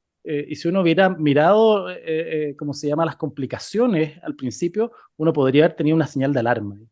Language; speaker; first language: Spanish; native; Spanish